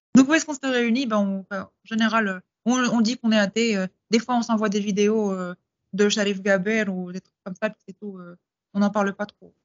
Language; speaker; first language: French; non-native, local second language; Arabic